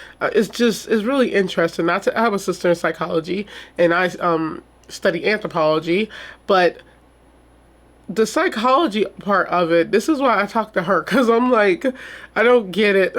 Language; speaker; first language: English; native; English